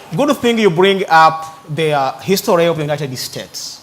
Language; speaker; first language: English; non-native, local second language; Ganda